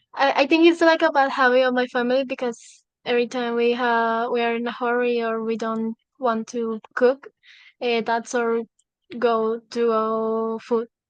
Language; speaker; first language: English; non-native, fluent; Spanish